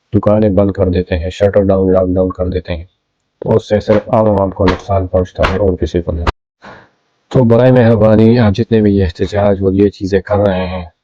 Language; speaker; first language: Urdu; non-native, local second language; Pashto